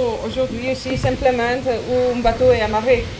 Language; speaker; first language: French; non-native, learner; Italian